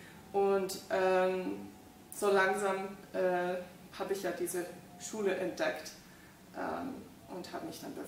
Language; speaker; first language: German; non-native, fluent; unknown